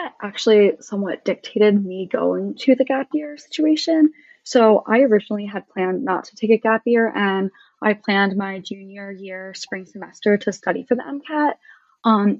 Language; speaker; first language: English; native; English